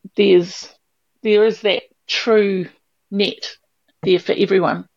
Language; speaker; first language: English; native; English